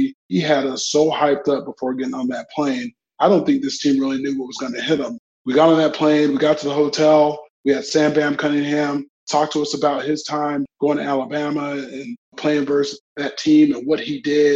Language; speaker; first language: English; native; English